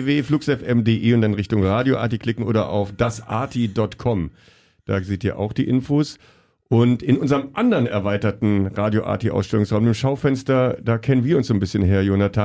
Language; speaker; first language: German; native; German